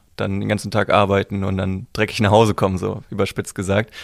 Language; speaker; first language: German; native; German